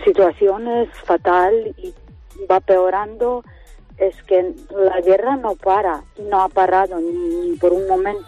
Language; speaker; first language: Spanish; non-native, fluent; Ukrainian